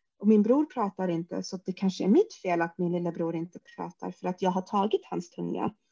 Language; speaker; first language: Swedish; early bilingual, other home language; Arabic